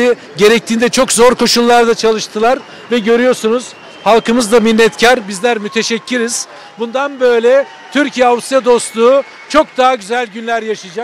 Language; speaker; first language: Turkish; native; Turkish